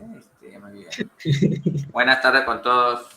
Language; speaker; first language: Spanish; native; Spanish